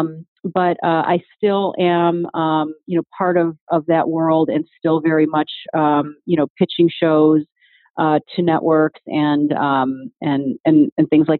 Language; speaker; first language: English; native; English